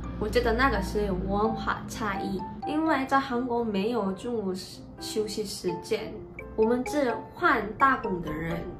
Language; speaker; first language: Chinese; non-native, learner; Korean